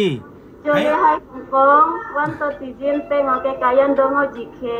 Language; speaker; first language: Cantonese; non-native, learner; Indonesian